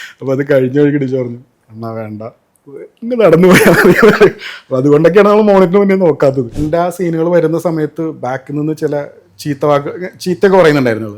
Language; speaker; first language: Malayalam; native; Malayalam